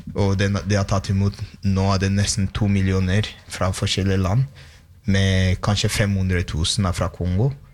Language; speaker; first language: Norwegian; non-native, fluent; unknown